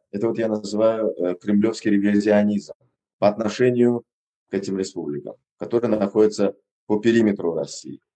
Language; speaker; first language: Russian; non-native, local second language; Uzbek